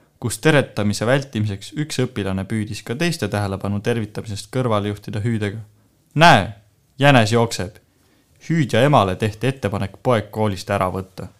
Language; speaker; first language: Estonian; native; Estonian